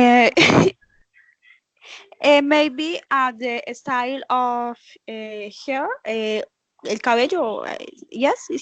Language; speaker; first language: English; non-native, learner; Spanish